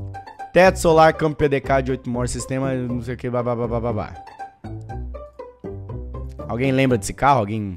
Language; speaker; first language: Portuguese; native; Portuguese